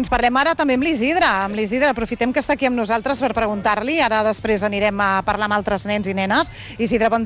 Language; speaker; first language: Catalan; native; Catalan